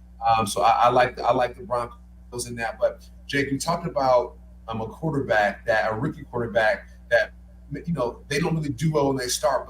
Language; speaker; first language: English; native; English